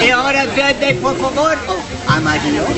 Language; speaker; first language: Spanish; non-native, learner; English